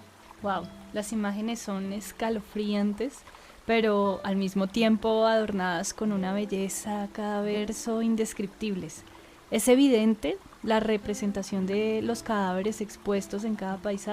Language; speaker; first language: Spanish; native; Spanish